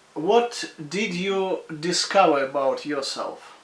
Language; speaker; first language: English; non-native, fluent; Russian